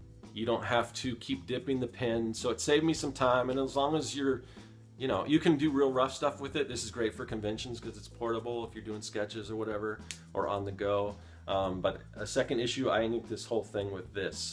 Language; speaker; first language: English; native; English